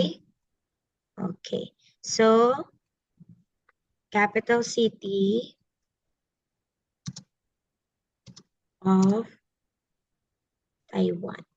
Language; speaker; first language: English; non-native, fluent; Filipino